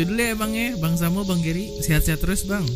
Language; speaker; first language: Indonesian; native; Indonesian